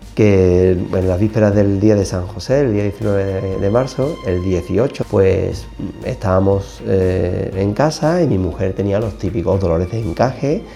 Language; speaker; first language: Spanish; native; Spanish